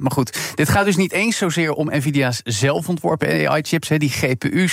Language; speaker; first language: Dutch; native; Dutch